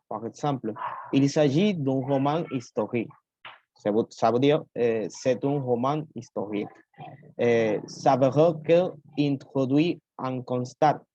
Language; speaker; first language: French; non-native, learner; Spanish